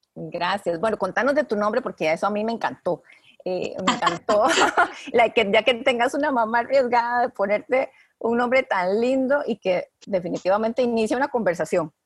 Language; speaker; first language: Spanish; native; Spanish